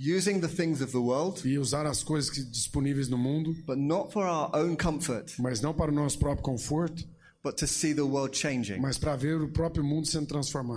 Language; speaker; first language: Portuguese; non-native, fluent; English